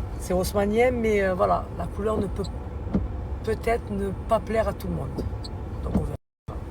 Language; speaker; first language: French; native; French